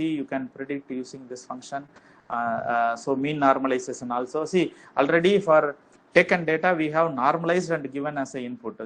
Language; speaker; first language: English; non-native, local second language; Tamil